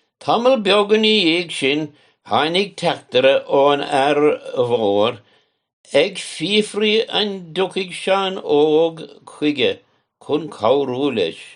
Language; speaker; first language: Irish; native; Irish